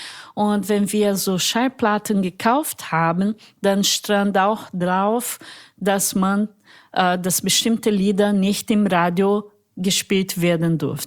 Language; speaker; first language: German; non-native, fluent; Portuguese